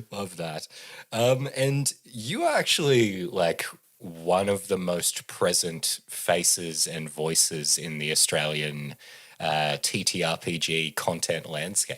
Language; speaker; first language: English; native; English